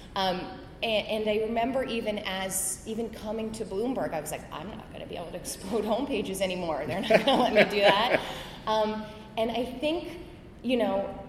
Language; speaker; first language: English; native; English